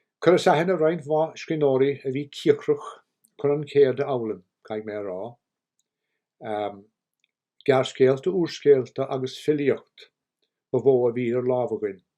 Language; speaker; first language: Irish; native; Irish